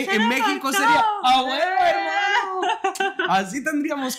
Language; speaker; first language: Spanish; native; Spanish